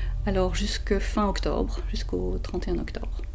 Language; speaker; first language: French; native; French